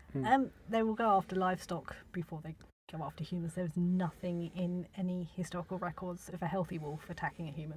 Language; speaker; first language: English; native; English